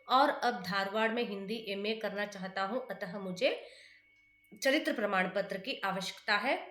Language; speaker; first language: Hindi; non-native, local second language; Kannada